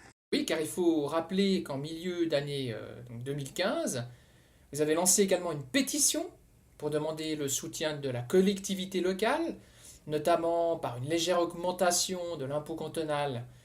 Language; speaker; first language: French; native; French